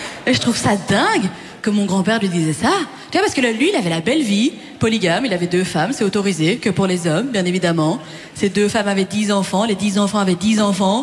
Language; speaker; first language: French; early bilingual, other home language; Persian